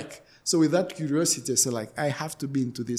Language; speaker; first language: English; non-native, local second language; Swahili